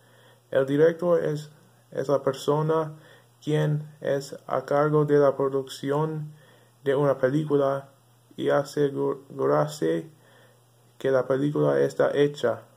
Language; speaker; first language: Spanish; non-native, learner; English